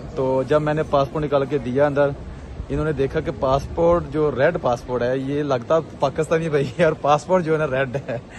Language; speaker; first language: Urdu; non-native, local second language; Punjabi